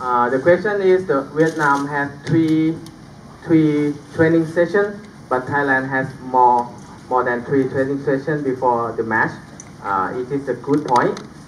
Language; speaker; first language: English; non-native, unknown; Thai